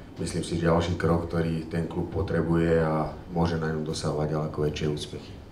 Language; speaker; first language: Slovak; native; Slovak